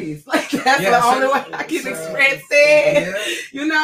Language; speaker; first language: English; native; English